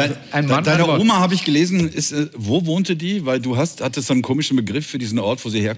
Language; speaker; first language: German; native; German